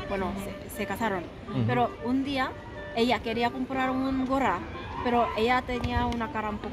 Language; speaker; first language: Spanish; non-native, fluent; Korean